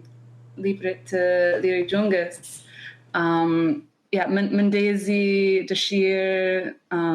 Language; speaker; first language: Albanian; non-native, learner; English